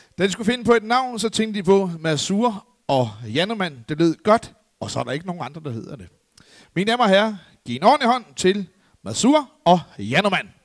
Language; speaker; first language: Danish; native; Danish